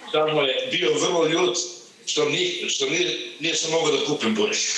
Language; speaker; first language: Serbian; early bilingual, heritage; Serbian